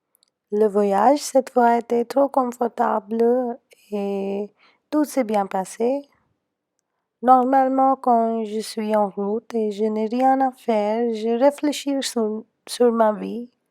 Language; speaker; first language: French; non-native, learner; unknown